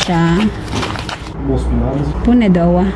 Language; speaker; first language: Romanian; non-native, learner; Filipino